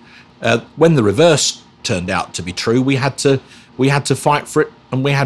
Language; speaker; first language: English; native; English